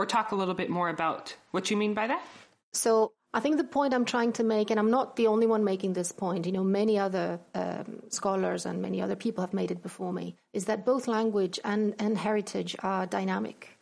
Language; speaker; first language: English; non-native, fluent; Greek